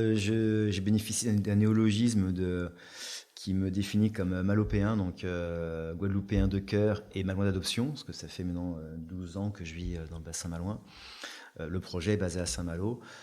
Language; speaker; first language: French; native; French